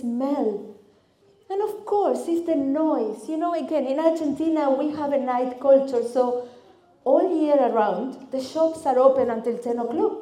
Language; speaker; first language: English; non-native, fluent; Spanish